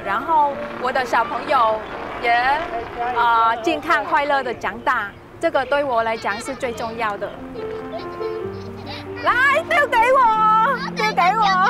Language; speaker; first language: Chinese; non-native, fluent; Vietnamese